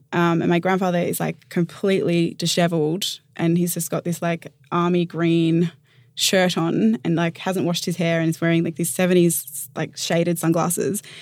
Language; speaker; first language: English; native; English